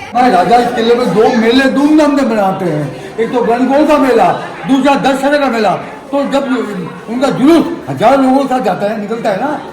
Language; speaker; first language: Hindi; native; Hindi